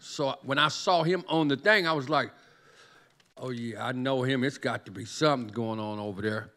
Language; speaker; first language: English; native; English